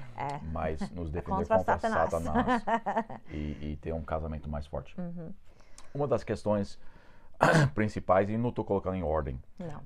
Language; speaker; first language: Portuguese; non-native, fluent; English